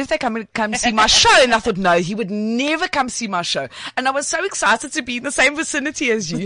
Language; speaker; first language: English; native; English